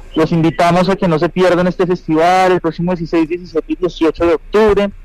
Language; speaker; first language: Spanish; native; Spanish